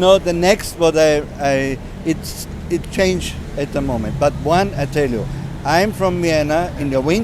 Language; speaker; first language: English; non-native, learner; German